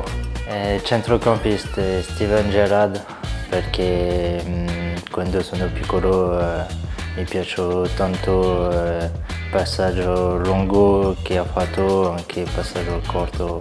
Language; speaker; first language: Italian; non-native, learner; French